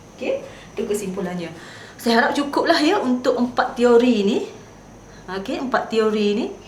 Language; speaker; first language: Malay; native; Malay